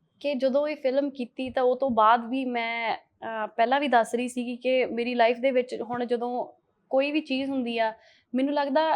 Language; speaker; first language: Punjabi; early bilingual, heritage; Punjabi